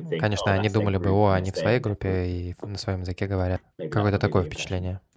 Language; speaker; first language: Russian; non-native, fluent; English